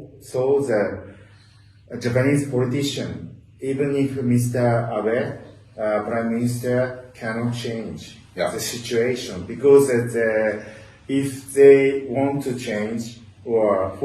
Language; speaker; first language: English; non-native, learner; Japanese